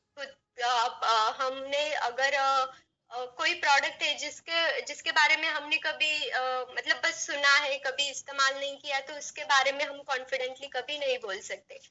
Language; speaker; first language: Hindi; non-native, local second language; Marathi